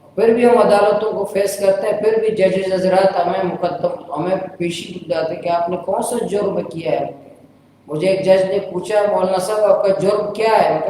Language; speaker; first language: Urdu; non-native, local second language; Baluchi